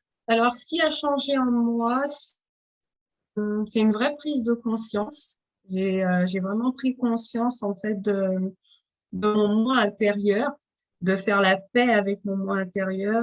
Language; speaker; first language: French; native; French